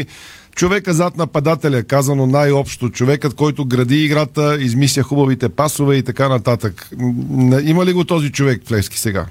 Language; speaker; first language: Bulgarian; native; Bulgarian